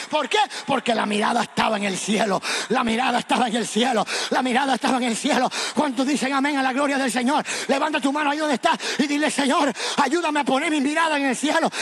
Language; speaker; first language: Spanish; native; Spanish